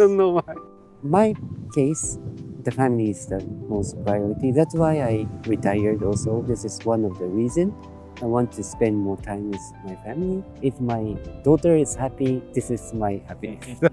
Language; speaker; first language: English; non-native, learner; Japanese